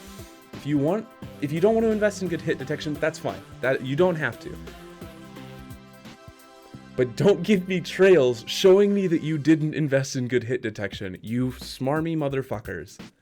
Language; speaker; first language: English; native; English